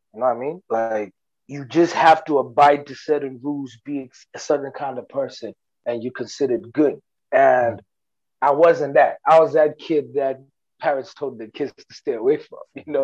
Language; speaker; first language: English; non-native, local second language; Nyanja